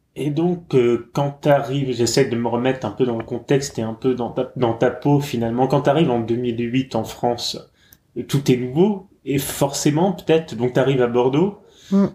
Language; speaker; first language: French; native; French